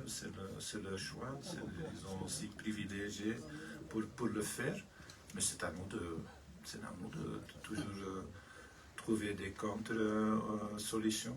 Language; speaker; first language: French; non-native, learner; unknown